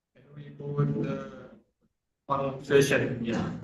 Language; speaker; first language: English; non-native, learner; Indonesian